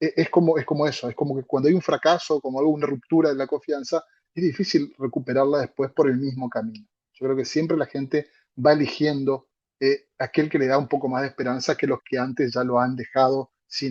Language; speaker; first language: Spanish; native; Spanish